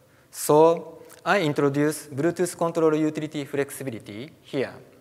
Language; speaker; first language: English; non-native, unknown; Japanese